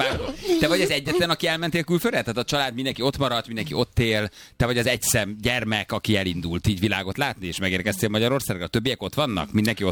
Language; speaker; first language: Hungarian; native; Hungarian